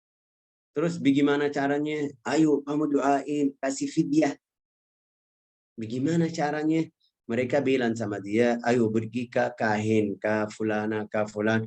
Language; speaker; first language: Indonesian; non-native, fluent; Arabic